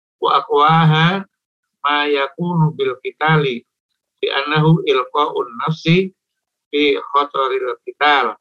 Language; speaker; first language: Arabic; non-native, learner; Indonesian